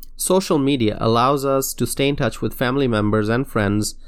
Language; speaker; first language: English; non-native, local second language; Bangla